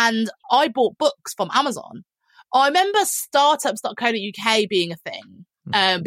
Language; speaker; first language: English; native; English